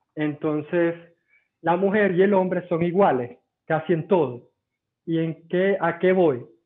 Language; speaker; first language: Spanish; native; Spanish